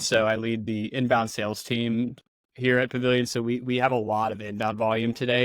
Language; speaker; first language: English; native; English